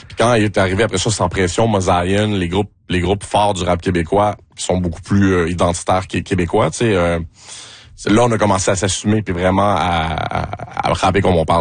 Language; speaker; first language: French; native; French